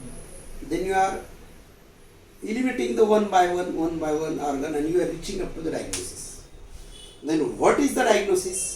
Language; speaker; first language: English; non-native, local second language; Marathi